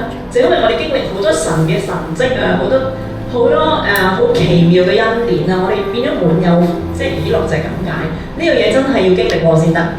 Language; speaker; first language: Cantonese; native; Cantonese